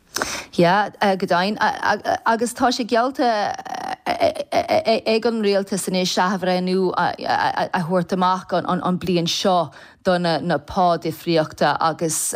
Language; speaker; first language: Irish; non-native, local second language; English